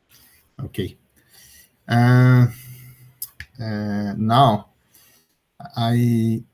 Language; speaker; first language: English; non-native, learner; Portuguese